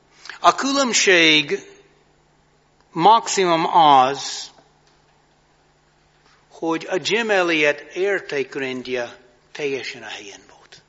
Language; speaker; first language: Hungarian; non-native, fluent; English